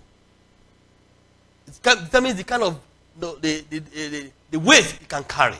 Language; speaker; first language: English; non-native, local second language; Yoruba